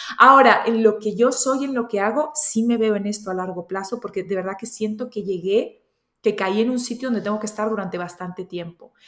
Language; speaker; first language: Spanish; native; Spanish